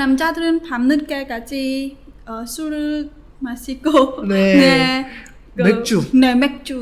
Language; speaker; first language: Korean; non-native, learner; Khmer